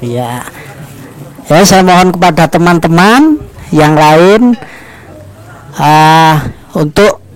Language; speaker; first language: Indonesian; native; Indonesian